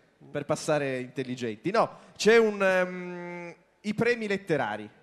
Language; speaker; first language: Italian; native; Italian